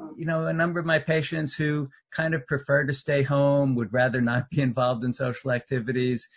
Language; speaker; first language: English; native; English